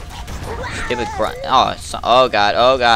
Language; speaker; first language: English; native; English